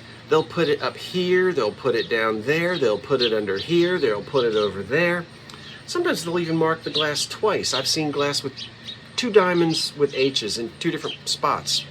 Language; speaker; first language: English; native; English